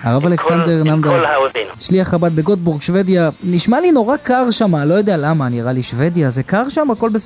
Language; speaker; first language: Hebrew; native; Hebrew